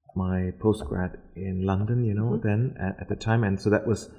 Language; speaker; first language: English; non-native, fluent; German